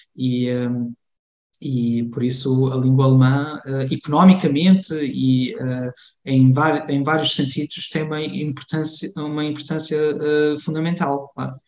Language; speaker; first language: Portuguese; early bilingual, heritage; Portuguese